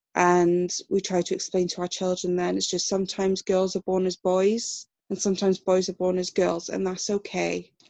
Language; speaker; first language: English; native; English